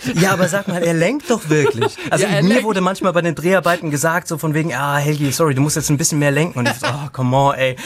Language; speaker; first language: German; native; German